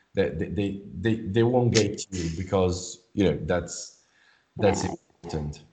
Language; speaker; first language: English; non-native, fluent; Italian